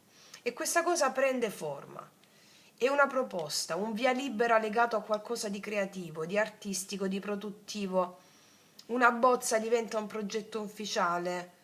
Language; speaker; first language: Italian; native; Italian